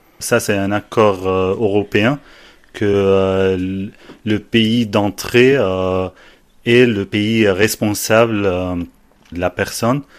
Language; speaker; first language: French; non-native, fluent; Arabic